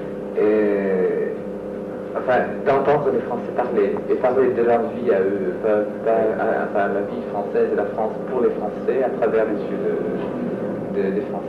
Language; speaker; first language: French; non-native, fluent; English